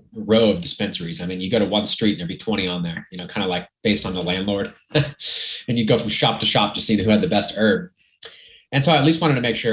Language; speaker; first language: English; native; English